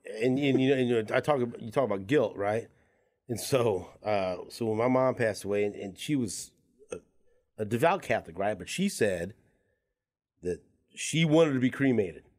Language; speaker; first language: English; early bilingual, other home language; Spanish